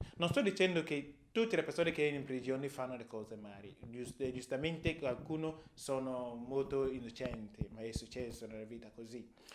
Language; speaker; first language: Italian; non-native, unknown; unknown